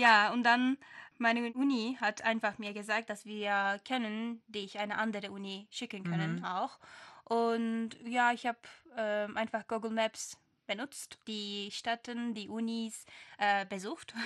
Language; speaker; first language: German; non-native, fluent; Turkish